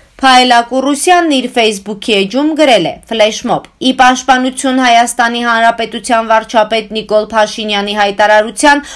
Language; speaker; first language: Armenian; native; Armenian